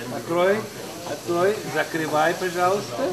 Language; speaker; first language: Russian; early bilingual, heritage; Russian